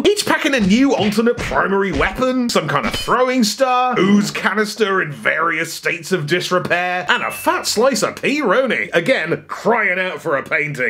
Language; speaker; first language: English; native; English